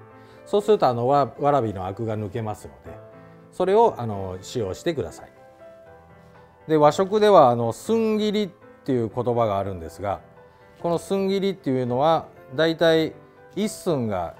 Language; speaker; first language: Japanese; native; Japanese